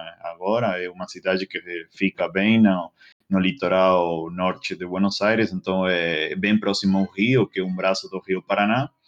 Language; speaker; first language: Portuguese; non-native, fluent; Spanish